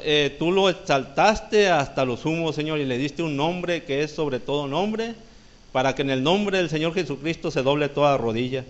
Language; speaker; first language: Spanish; native; Spanish